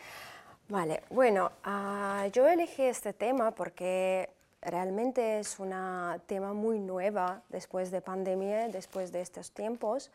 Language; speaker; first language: Spanish; non-native, fluent; Uzbek